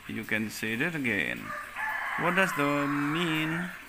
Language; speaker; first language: English; non-native, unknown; Indonesian